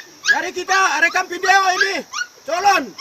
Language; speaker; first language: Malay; non-native, local second language; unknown